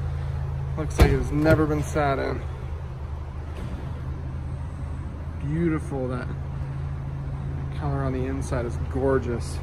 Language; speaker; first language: English; native; English